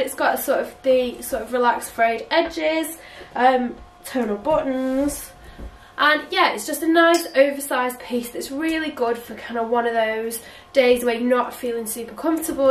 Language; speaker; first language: English; native; English